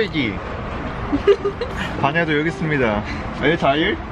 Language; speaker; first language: Korean; native; Korean